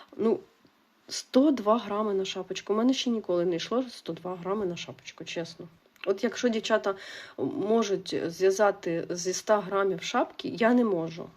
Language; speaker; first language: Ukrainian; non-native, local second language; Russian